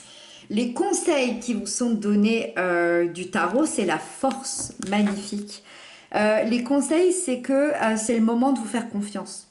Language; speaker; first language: French; native; French